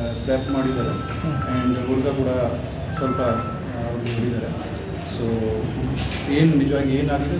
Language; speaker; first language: Kannada; non-native, fluent; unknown